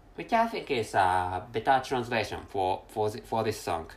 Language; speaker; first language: English; non-native, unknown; Japanese